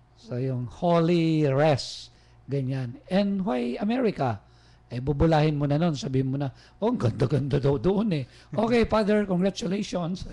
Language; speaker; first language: Filipino; non-native, local second language; Iloko